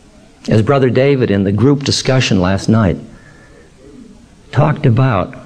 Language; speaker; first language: English; native; English